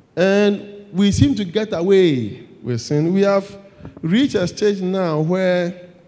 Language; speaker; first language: English; non-native, local second language; Akan